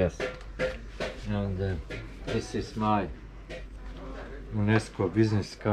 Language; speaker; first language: English; non-native, learner; Bosnian